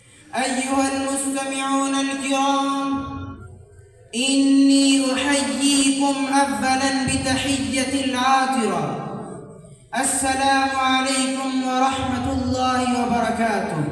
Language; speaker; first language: Arabic; non-native, learner; Urdu